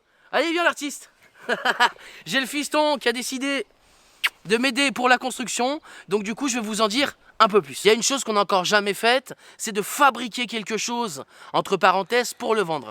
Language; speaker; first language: French; native; French